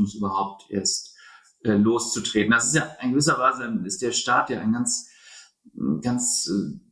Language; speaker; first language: German; native; German